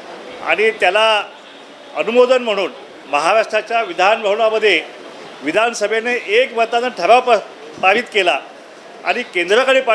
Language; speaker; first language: Marathi; native; Marathi